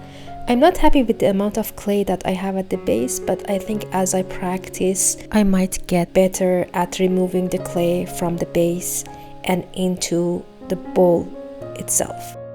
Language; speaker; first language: English; non-native, fluent; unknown